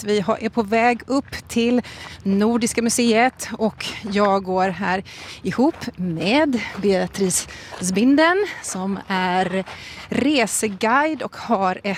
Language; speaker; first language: Swedish; native; Swedish